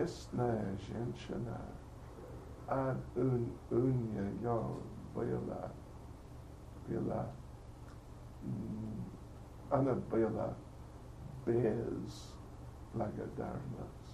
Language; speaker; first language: Russian; non-native, learner; English